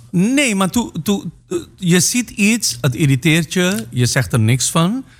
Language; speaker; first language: Dutch; native; Dutch